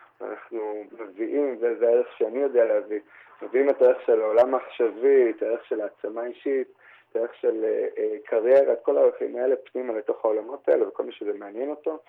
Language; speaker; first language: Hebrew; native; Hebrew